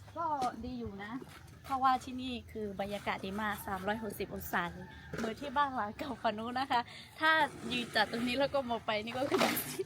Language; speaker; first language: Thai; non-native, local second language; Lahu